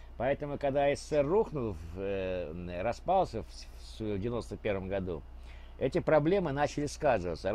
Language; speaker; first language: Russian; native; Russian